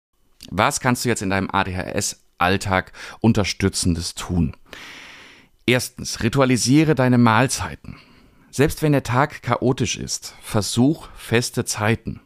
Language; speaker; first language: German; native; German